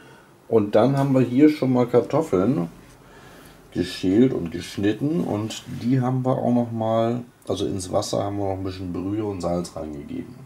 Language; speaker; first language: German; native; German